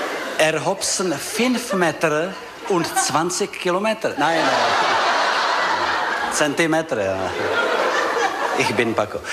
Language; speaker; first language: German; non-native, learner; Czech